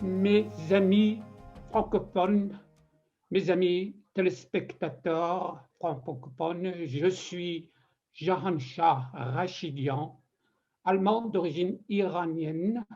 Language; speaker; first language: French; non-native, fluent; Persian